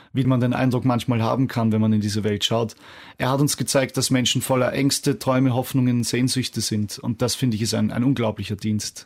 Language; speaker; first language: German; native; German